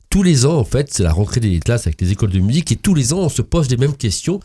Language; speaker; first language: French; native; French